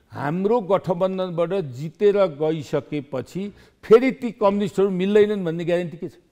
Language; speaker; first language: Nepali; native; Nepali